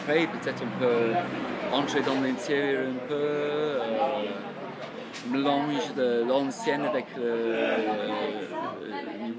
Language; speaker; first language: French; non-native, fluent; English